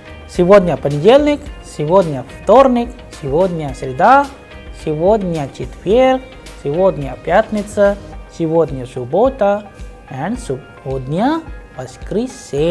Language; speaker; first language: Russian; non-native, fluent; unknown